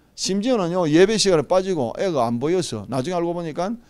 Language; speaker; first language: Korean; native; Korean